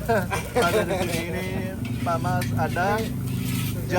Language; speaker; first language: Indonesian; non-native, learner; Urdu